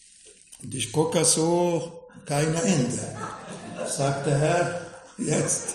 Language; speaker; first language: German; non-native, fluent; Arabic